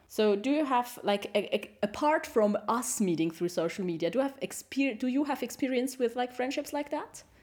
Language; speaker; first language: English; non-native, fluent; German